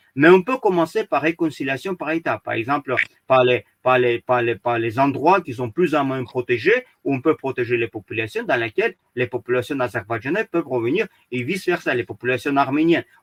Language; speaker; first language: French; early bilingual, other home language; Azerbaijani